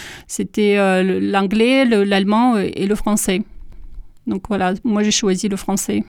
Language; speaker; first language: French; non-native, fluent; Russian